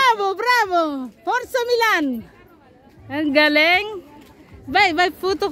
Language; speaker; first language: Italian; non-native, learner; Filipino